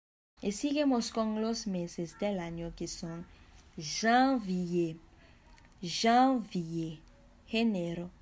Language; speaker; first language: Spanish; non-native, fluent; Haitian Creole